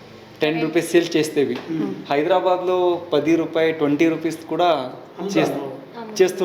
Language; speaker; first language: Telugu; non-native, local second language; Hindi